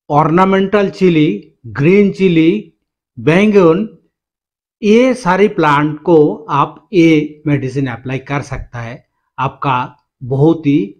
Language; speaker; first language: Hindi; non-native, local second language; Bangla